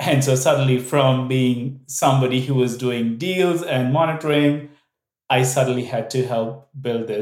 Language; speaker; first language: English; non-native, local second language; Hindi